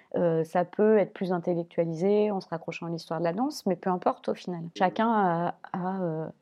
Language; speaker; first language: French; native; French